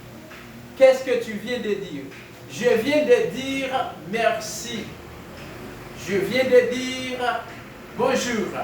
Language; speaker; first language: French; non-native, fluent; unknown